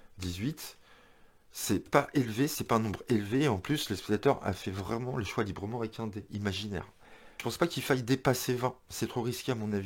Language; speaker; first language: French; native; French